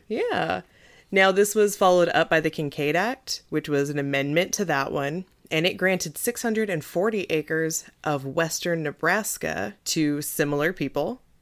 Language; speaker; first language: English; native; English